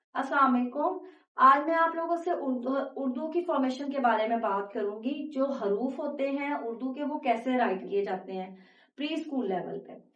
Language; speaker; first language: Urdu; native; Urdu